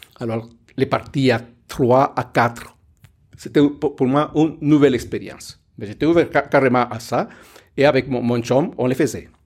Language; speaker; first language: French; non-native, fluent; Spanish